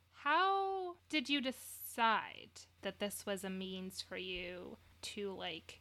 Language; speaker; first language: English; non-native, fluent; Romanian